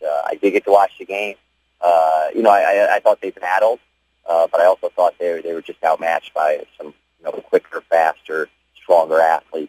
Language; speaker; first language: English; native; English